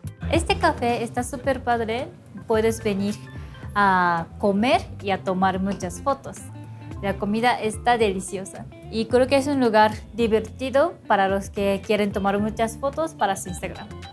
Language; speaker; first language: Spanish; non-native, fluent; Japanese